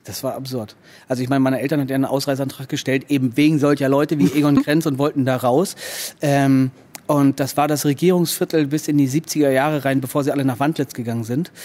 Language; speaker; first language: German; native; German